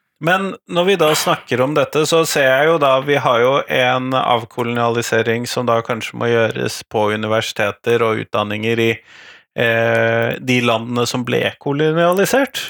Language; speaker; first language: Norwegian; native; Norwegian